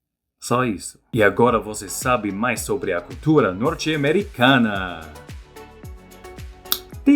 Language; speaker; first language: Portuguese; non-native, fluent; English